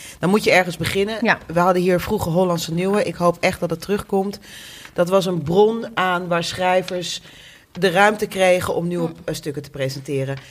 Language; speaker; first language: Dutch; native; Dutch